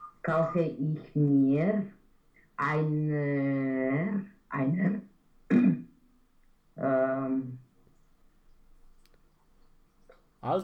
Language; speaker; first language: German; non-native, learner; Romanian